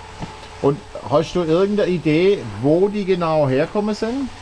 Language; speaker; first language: German; native; German